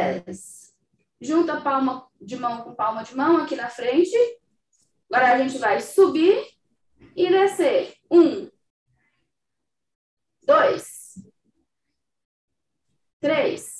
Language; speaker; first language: Portuguese; native; Portuguese